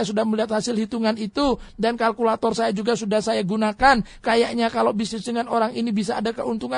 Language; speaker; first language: Indonesian; native; Indonesian